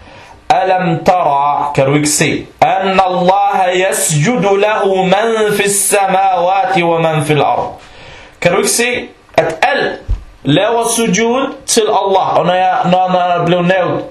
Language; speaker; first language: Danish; non-native, fluent; Arabic